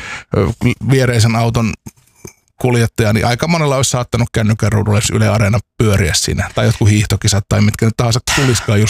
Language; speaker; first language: Finnish; native; Finnish